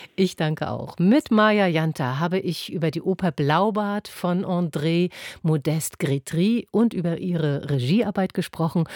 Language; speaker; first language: German; native; German